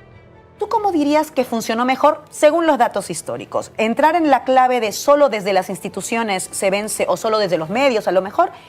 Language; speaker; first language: Spanish; native; Spanish